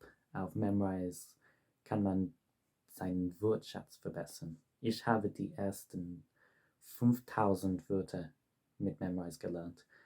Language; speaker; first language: German; non-native, fluent; English